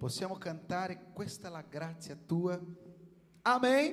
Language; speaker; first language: Italian; non-native, fluent; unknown